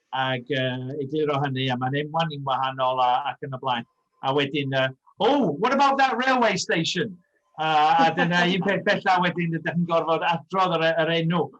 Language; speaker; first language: Welsh; early bilingual, heritage; Welsh